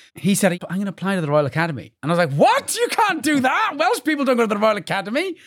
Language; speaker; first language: English; native; English